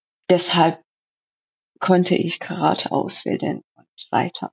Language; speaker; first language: German; non-native, learner; Persian